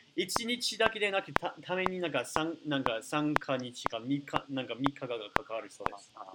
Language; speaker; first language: Japanese; non-native, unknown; English